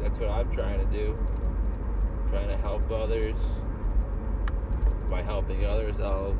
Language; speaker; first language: English; native; English